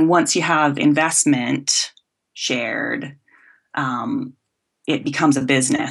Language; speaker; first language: English; native; English